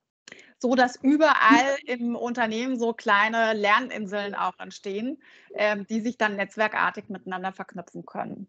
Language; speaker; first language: German; native; German